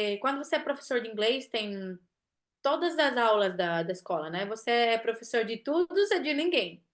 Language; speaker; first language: Portuguese; non-native, fluent; Italian